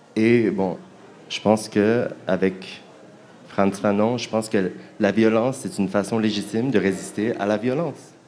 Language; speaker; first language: French; native; French